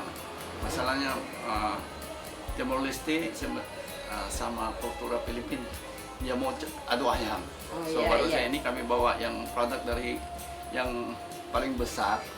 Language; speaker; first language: Indonesian; non-native, fluent; Filipino